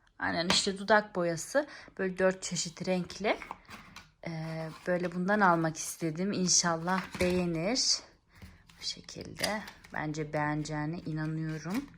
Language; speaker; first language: Turkish; early bilingual, heritage; Turkish